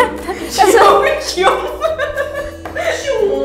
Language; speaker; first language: Chinese; non-native, local second language; Min Nan Chinese